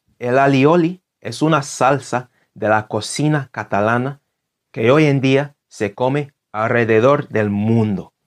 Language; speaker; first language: Spanish; non-native, fluent; English